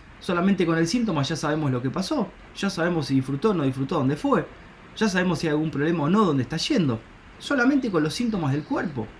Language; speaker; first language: Spanish; native; Spanish